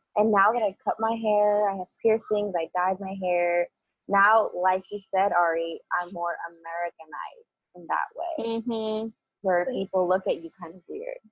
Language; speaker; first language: English; early bilingual, other home language; Spanish